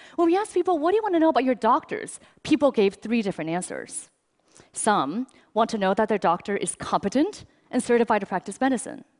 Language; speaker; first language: English; early bilingual, other home language; Chinese